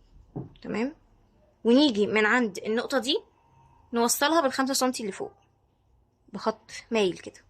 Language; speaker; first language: Arabic; native; Arabic